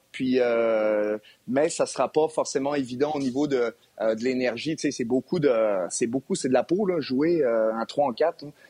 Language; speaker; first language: French; native; French